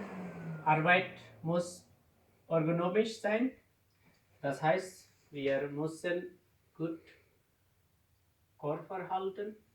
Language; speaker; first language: German; non-native, learner; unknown